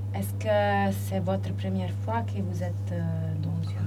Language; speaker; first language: French; non-native, learner; Italian